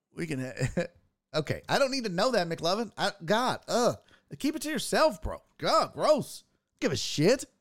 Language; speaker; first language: English; early bilingual, other home language; German